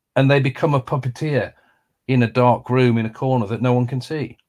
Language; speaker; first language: English; native; English